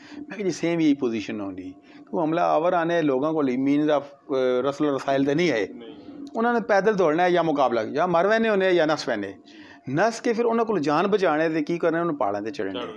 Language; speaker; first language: Punjabi; native; Punjabi